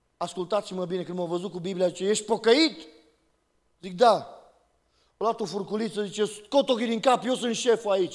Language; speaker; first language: Romanian; native; Romanian